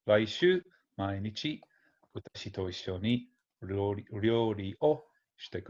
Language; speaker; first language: Japanese; non-native, fluent; English